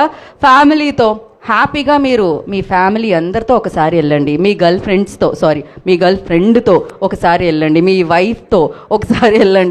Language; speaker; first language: Telugu; native; Telugu